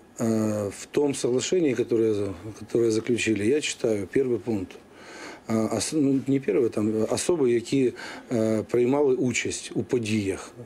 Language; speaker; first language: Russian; native; Russian